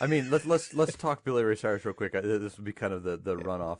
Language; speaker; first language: English; native; English